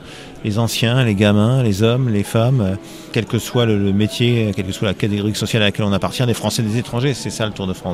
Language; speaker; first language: French; native; French